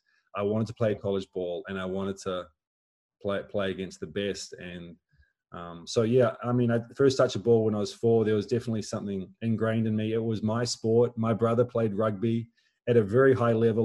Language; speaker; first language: English; native; English